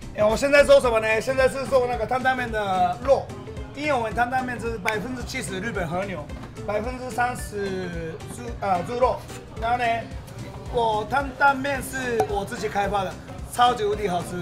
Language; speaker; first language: Chinese; non-native, fluent; Japanese